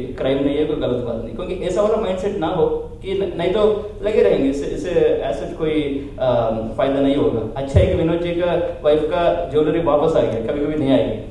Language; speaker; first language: Hindi; non-native, local second language; Telugu